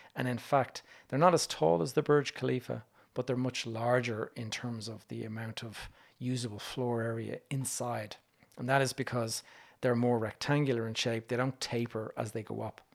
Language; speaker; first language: English; native; English